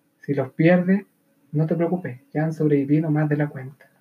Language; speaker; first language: Spanish; native; Spanish